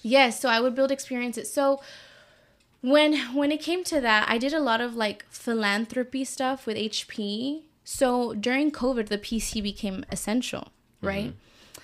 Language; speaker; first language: English; early bilingual, other home language; Spanish